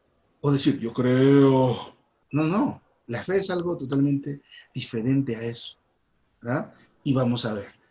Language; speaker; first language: Spanish; native; Spanish